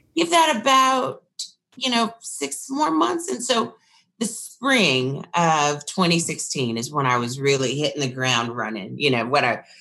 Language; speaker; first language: English; native; English